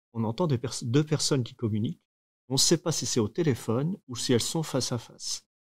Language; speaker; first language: French; native; French